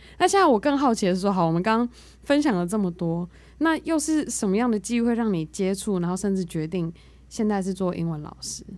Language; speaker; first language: Chinese; native; Chinese